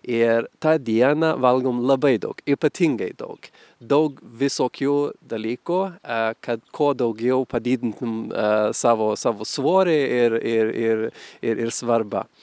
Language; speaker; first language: Lithuanian; non-native, fluent; Swedish